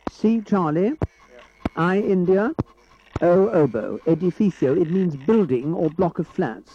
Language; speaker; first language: English; native; English